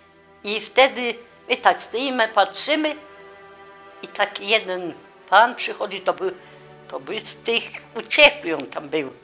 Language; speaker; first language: Polish; non-native, local second language; Kashubian